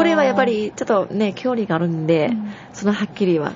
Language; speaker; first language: Japanese; non-native, fluent; Chinese